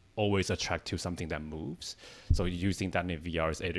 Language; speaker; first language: English; non-native, fluent; Chinese